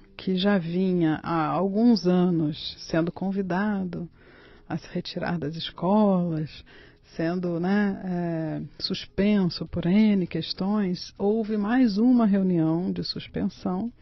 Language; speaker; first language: Portuguese; native; Portuguese